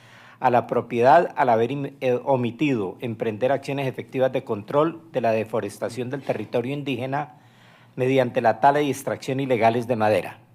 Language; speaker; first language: Spanish; native; Spanish